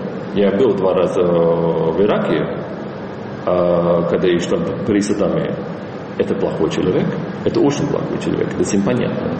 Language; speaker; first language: Russian; non-native, fluent; English